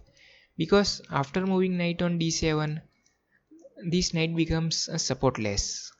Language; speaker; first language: English; non-native, fluent; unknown